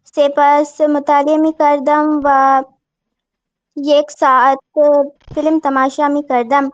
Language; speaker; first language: Persian; non-native, learner; Urdu